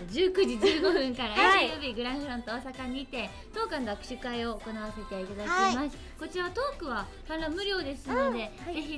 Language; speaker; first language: Japanese; native; Japanese